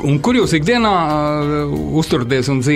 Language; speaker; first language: Latvian; native; Latvian